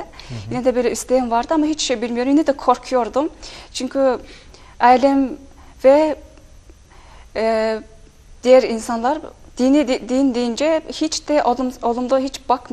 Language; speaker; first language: Turkish; non-native, fluent; Mongolian